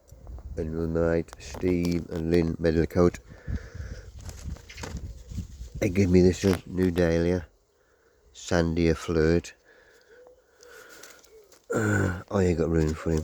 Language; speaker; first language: English; native; English